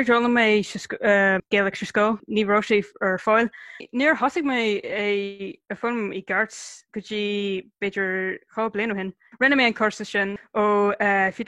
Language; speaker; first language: Irish; non-native, local second language; English